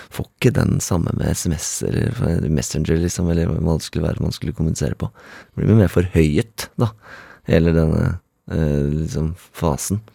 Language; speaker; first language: Norwegian; native; Norwegian